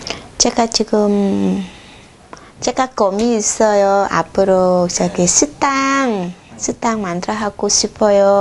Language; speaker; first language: Korean; non-native, learner; Vietnamese